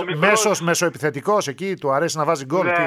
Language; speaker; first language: Greek; native; Greek